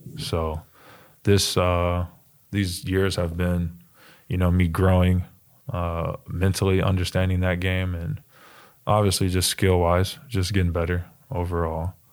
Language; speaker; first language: English; native; English